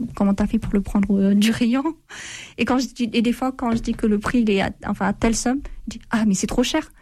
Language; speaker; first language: French; non-native, fluent; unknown